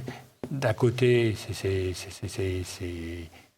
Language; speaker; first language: French; native; French